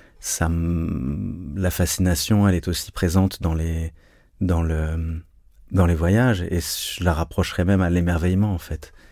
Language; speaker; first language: French; native; French